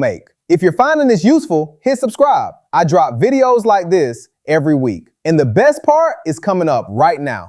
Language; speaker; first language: English; native; English